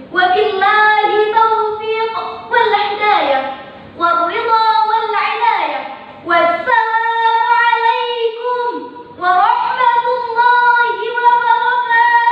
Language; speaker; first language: Arabic; non-native, fluent; Indonesian